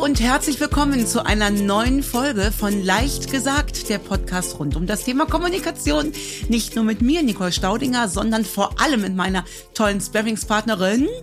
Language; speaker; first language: German; native; German